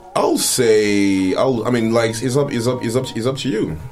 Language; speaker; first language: English; early bilingual, other home language; French